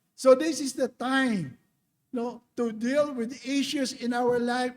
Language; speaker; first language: English; non-native, local second language; Filipino